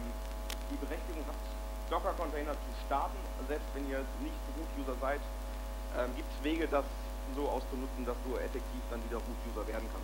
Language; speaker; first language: German; native; German